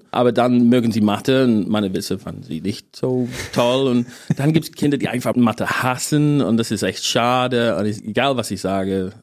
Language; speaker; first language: German; non-native, fluent; English